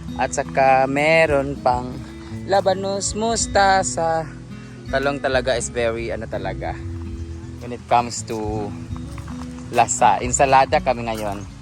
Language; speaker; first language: Filipino; non-native, local second language; Cebuano